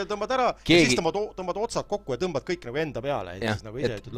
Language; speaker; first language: Estonian; native; Estonian